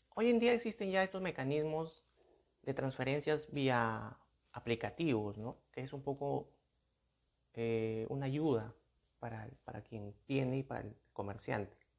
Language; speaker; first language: Spanish; native; Spanish